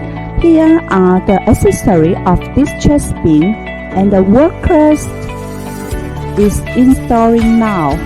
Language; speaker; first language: English; non-native, learner; Chinese